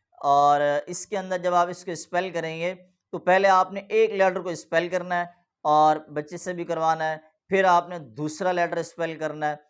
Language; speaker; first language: Urdu; non-native, local second language; Punjabi